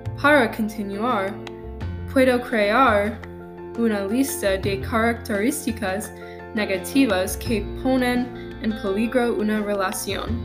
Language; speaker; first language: Spanish; non-native, learner; English